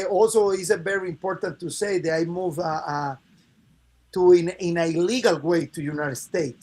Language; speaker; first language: English; non-native, fluent; Spanish